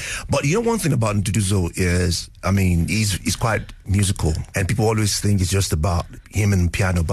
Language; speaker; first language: English; non-native, local second language; Yoruba